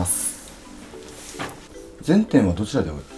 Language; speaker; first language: Japanese; native; Japanese